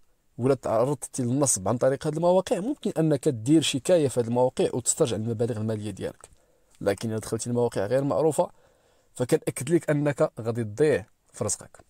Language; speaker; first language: Arabic; native; Arabic